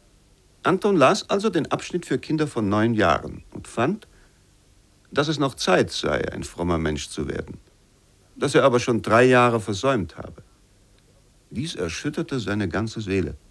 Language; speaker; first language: German; native; German